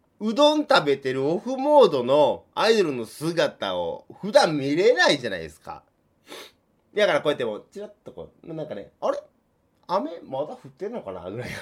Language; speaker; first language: Japanese; native; Japanese